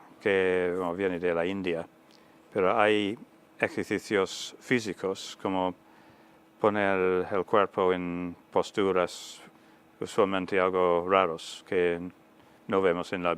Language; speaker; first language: Spanish; non-native, fluent; English